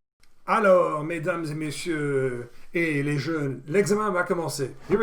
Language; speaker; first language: French; non-native, fluent; English